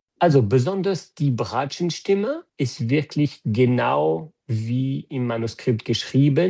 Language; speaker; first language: German; non-native, fluent; French